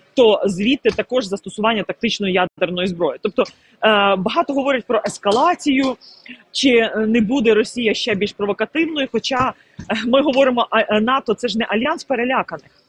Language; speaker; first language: Ukrainian; native; Ukrainian